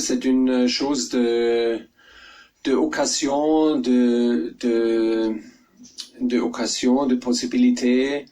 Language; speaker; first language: French; non-native, learner; German